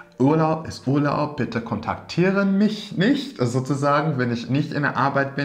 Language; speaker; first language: German; non-native, fluent; English